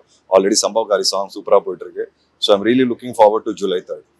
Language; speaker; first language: Tamil; native; Tamil